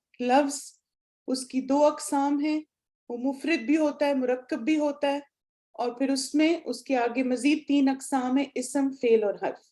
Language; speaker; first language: Urdu; native; Urdu